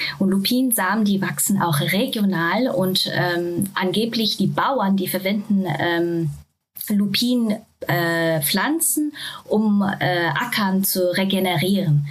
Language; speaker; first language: German; non-native, fluent; Japanese